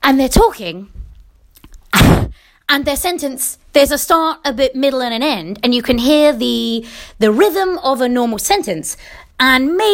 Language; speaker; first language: English; native; English